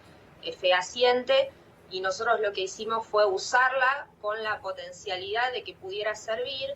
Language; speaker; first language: Spanish; native; Spanish